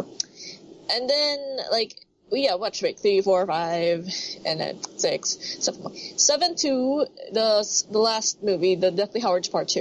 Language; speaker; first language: English; non-native, local second language; Filipino